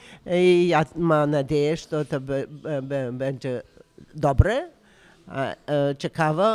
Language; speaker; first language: Polish; non-native, learner; Russian